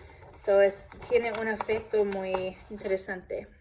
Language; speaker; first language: Spanish; non-native, learner; English